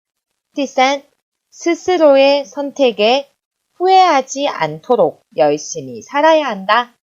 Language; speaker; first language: Korean; non-native, fluent; Chinese